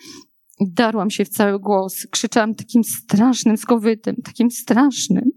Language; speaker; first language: Polish; native; Polish